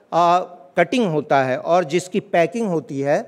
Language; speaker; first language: Hindi; native; Hindi